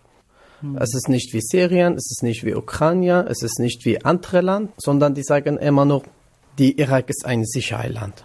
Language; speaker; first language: German; non-native, learner; Kurdish